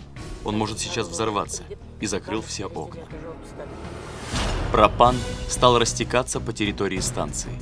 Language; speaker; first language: Russian; native; Russian